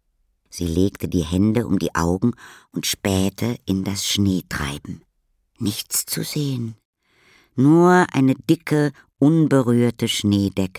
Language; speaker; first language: German; native; German